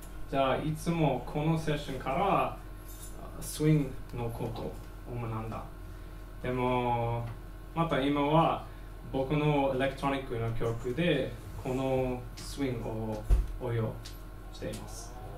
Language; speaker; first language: Japanese; non-native, learner; English